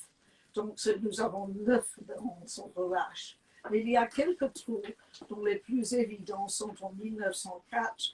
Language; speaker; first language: French; non-native, fluent; English